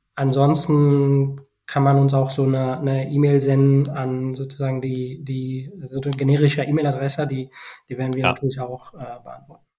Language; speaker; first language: German; non-native, fluent; Spanish